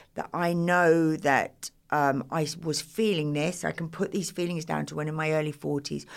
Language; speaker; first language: English; native; English